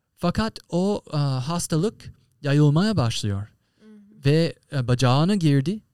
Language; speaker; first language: Turkish; non-native, fluent; English